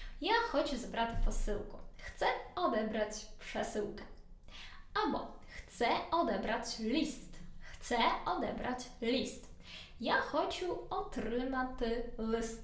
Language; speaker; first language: Polish; non-native, learner; Ukrainian